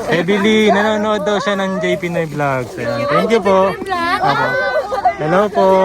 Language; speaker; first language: Filipino; native; Filipino